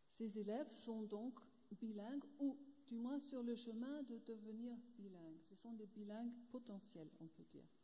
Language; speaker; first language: French; non-native, fluent; German